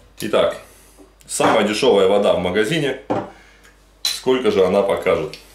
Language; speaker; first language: Russian; native; Russian